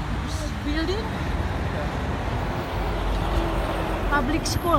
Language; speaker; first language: English; non-native, learner; Indonesian